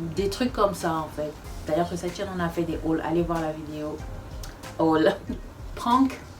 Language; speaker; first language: French; non-native, local second language; Fula